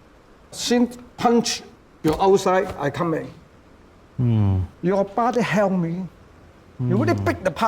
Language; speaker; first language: English; non-native, learner; Cantonese